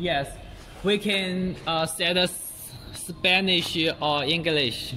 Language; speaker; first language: English; non-native, learner; Chinese